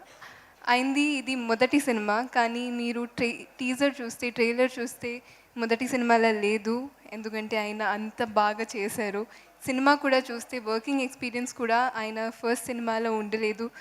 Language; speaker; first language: Telugu; non-native, local second language; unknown